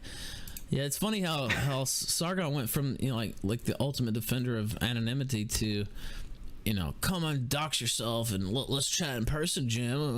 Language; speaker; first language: English; native; English